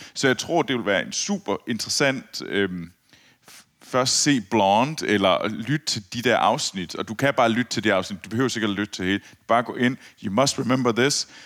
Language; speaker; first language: Danish; native; Danish